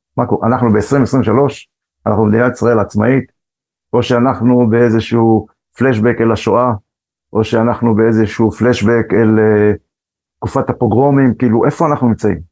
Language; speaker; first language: Hebrew; early bilingual, other home language; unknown